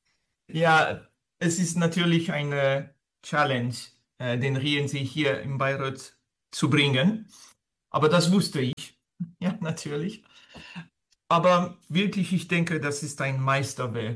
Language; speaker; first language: German; non-native, fluent; French